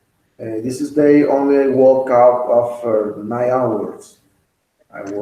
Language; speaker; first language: English; non-native, learner; Spanish